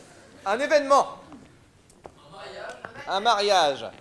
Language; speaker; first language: French; native; French